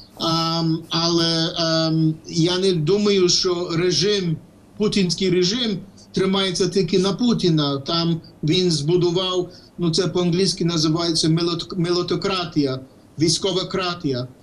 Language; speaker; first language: Ukrainian; early bilingual, heritage; English